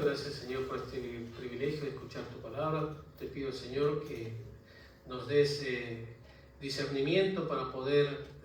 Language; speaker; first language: Spanish; native; Spanish